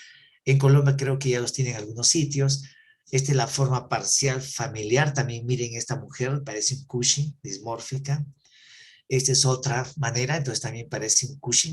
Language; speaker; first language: Spanish; native; Spanish